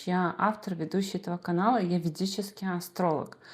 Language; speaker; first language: Russian; native; Russian